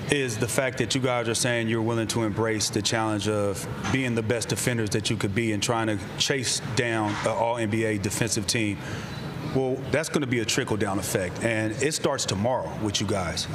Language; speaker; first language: English; native; English